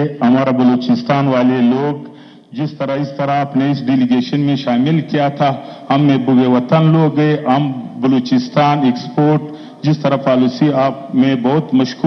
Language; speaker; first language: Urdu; non-native, local second language; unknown